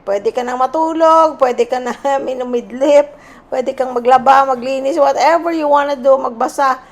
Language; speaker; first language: Filipino; native; Filipino